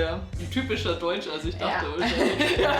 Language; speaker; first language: German; native; German